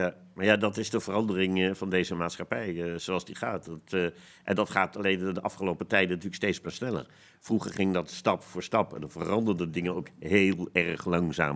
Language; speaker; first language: Dutch; native; Dutch